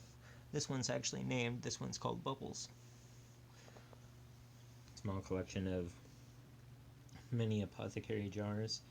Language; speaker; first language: English; native; English